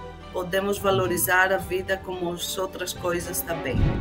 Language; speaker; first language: Portuguese; non-native, fluent; Greek